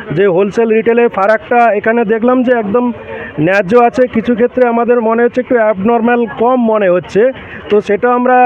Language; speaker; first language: Bangla; native; Bangla